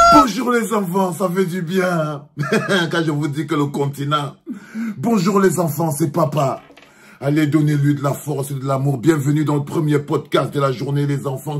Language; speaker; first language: French; native; French